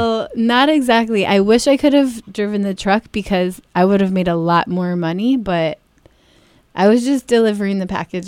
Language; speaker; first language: English; native; English